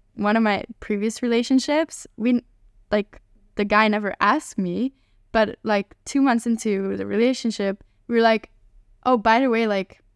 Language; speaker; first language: English; non-native, fluent; Hungarian